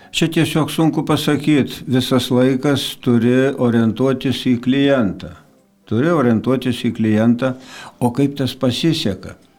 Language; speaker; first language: Lithuanian; native; Lithuanian